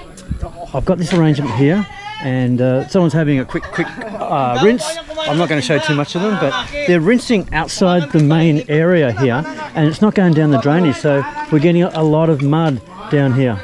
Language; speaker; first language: English; native; English